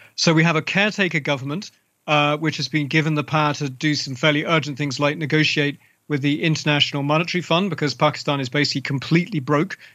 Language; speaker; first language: English; native; English